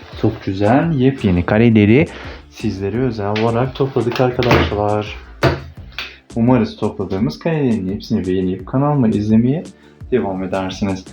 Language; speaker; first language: Turkish; native; Turkish